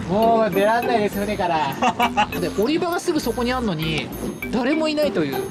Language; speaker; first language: Japanese; native; Japanese